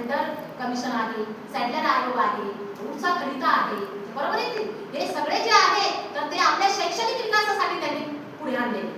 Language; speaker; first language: Marathi; non-native, local second language; Urdu